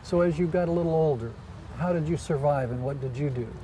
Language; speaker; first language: English; native; English